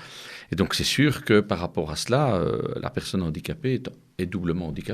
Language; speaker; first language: French; native; French